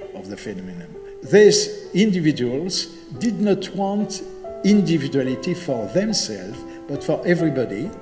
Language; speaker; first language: English; non-native, fluent; French